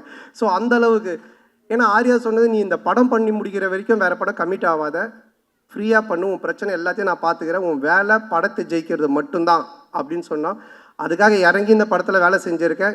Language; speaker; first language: Tamil; native; Tamil